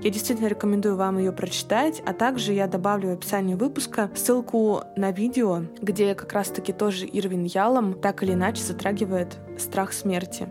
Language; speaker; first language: Russian; native; Russian